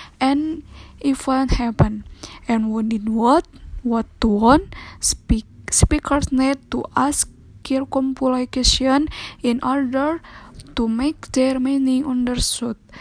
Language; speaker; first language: English; non-native, learner; Indonesian